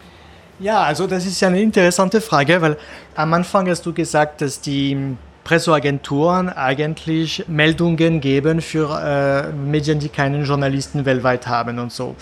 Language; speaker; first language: German; non-native, fluent; French